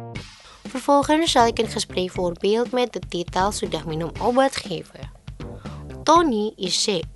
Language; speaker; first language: Dutch; non-native, local second language; Indonesian